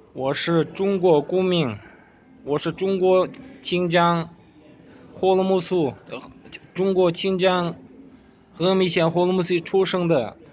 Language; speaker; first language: Chinese; non-native, local second language; Kazakh